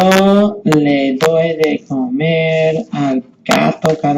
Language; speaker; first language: Spanish; non-native, fluent; English